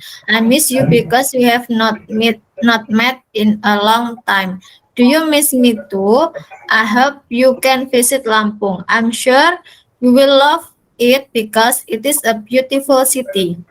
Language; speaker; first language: English; non-native, learner; Indonesian